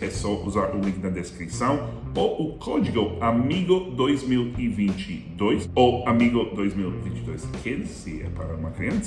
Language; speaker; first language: Portuguese; non-native, fluent; English